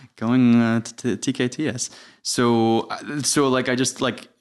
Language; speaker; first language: English; native; English